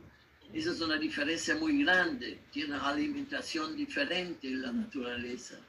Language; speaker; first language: Spanish; non-native, learner; German